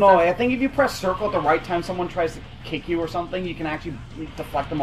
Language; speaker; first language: English; native; English